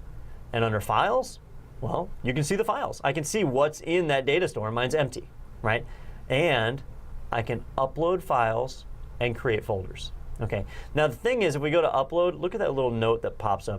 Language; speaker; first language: English; native; English